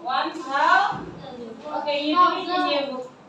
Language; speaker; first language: English; non-native, learner; Indonesian